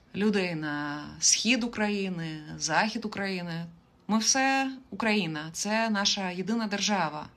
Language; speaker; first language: Ukrainian; native; Ukrainian